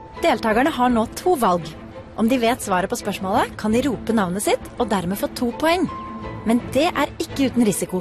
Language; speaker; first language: Norwegian; native; Norwegian